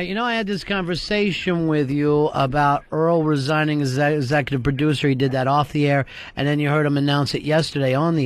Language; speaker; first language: English; native; English